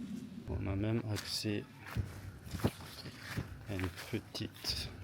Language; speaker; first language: French; native; French